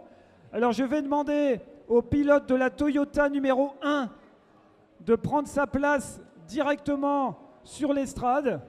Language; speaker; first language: French; native; French